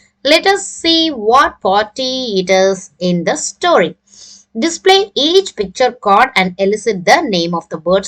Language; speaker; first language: English; non-native, local second language; Tamil